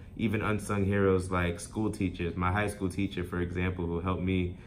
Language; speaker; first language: English; native; English